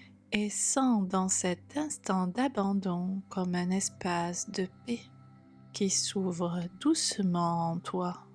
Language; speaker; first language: French; native; French